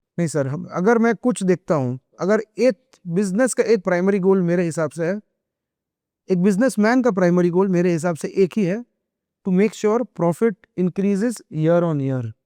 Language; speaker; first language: Hindi; non-native, local second language; Gujarati